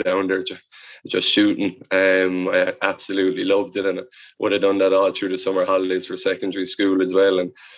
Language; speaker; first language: English; native; English